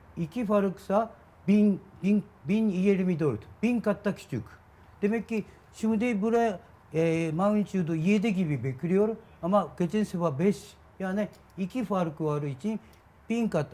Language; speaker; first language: Turkish; non-native, learner; Japanese